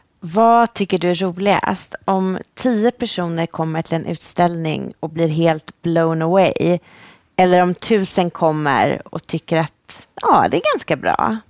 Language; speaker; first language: Swedish; native; Swedish